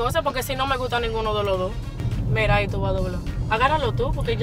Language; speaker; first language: Spanish; native; Spanish